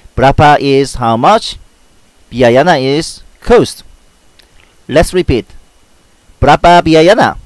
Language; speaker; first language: English; non-native, fluent; Korean